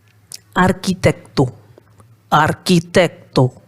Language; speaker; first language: Spanish; non-native, fluent; Hindi